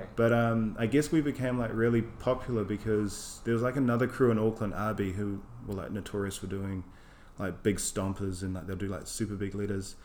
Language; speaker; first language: English; native; English